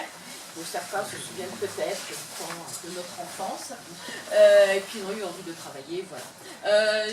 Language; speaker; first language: French; native; French